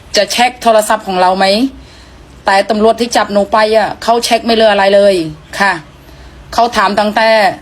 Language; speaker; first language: Thai; non-native, fluent; Khmer